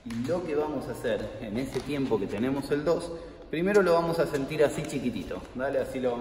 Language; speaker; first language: Spanish; native; Spanish